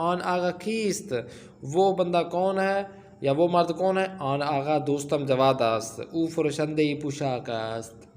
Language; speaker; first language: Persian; non-native, fluent; Urdu